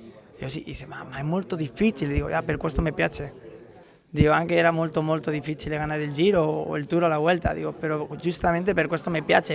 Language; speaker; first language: Italian; non-native, learner; Spanish